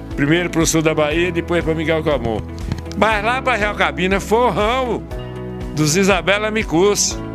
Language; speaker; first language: Portuguese; early bilingual, other home language; Italian